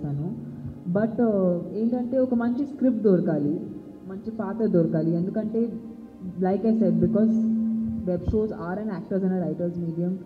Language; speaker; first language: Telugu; non-native, fluent; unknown